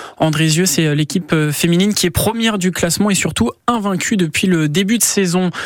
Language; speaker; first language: French; native; French